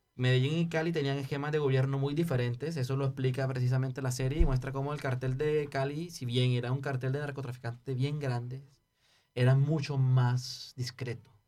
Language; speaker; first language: Spanish; native; Spanish